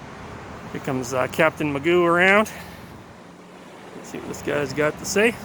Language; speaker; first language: English; native; English